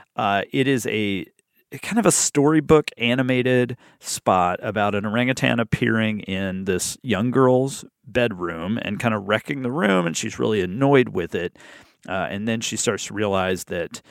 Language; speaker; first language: English; native; English